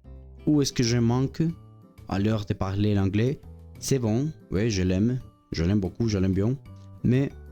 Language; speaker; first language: French; non-native, learner; Spanish